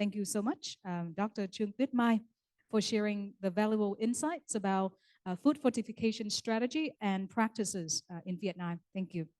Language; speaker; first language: English; non-native, local second language; Vietnamese